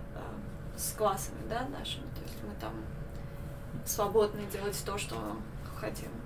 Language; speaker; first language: Russian; non-native, local second language; Armenian